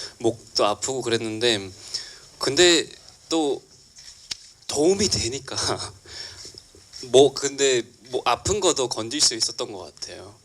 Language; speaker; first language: Korean; non-native, fluent; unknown